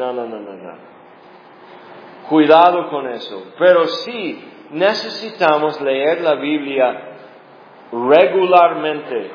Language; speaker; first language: Spanish; non-native, fluent; English